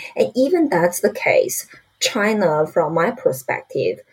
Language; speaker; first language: English; non-native, fluent; Chinese